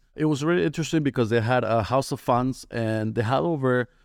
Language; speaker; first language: English; non-native, fluent; Spanish